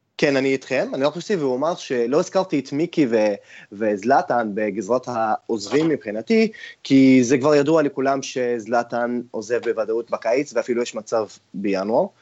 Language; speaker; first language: Hebrew; non-native, local second language; Arabic